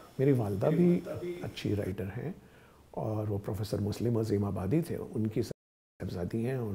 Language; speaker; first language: Urdu; native; Urdu